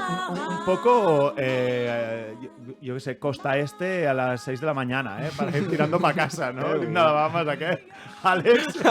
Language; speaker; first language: Catalan; native; Catalan